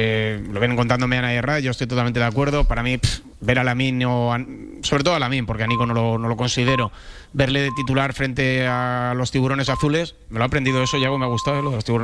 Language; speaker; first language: Spanish; native; Spanish